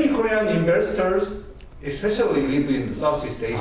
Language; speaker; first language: English; non-native, learner; Korean